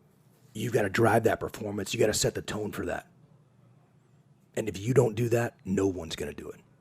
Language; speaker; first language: English; native; English